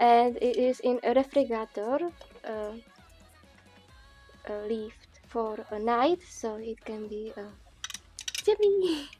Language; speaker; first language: English; non-native, learner; Czech